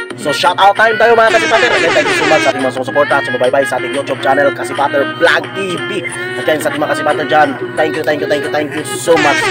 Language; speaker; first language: Filipino; non-native, local second language; Cebuano